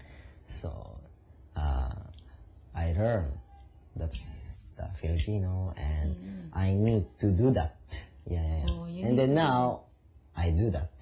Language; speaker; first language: English; non-native, learner; Japanese